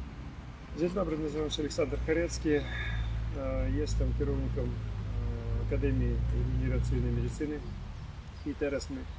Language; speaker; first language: Polish; non-native, learner; Belarusian